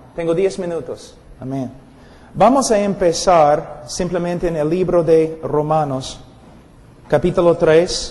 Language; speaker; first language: Spanish; non-native, fluent; English